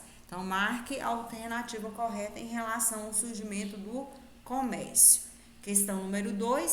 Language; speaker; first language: Portuguese; native; Portuguese